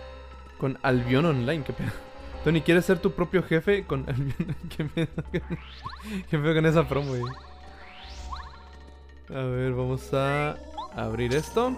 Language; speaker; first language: Spanish; native; Spanish